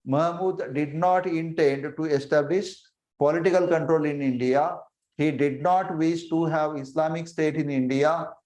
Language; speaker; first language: English; non-native, local second language; Marathi